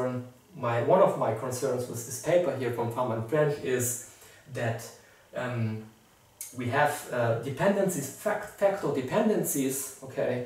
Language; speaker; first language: English; non-native, fluent; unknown